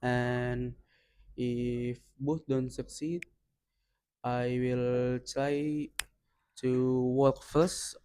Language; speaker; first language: English; non-native, learner; Indonesian